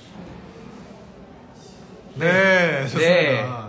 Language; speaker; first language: Korean; native; Korean